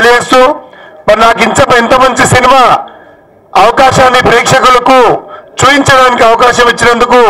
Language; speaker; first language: Telugu; native; Telugu